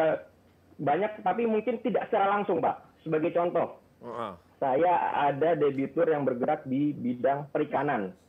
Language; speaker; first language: Indonesian; native; Indonesian